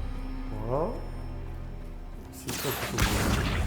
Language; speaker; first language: French; native; French